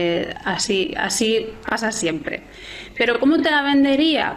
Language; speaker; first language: Spanish; native; Spanish